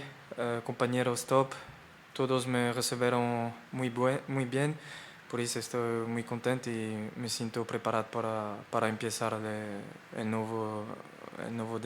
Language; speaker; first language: Spanish; non-native, fluent; French